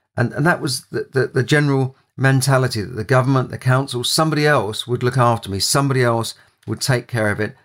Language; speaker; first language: English; native; English